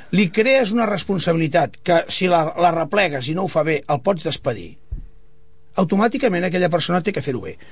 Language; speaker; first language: Catalan; non-native, local second language; Spanish